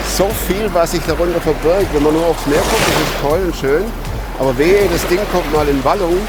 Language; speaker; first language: German; native; German